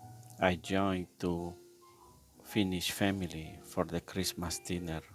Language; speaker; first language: English; non-native, learner; Spanish